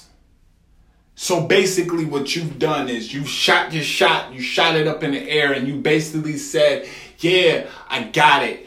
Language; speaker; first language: English; native; English